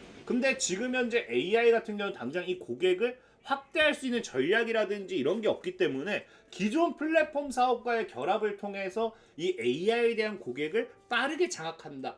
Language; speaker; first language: Korean; native; Korean